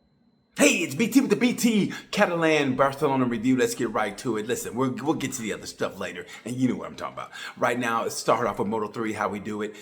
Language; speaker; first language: English; native; English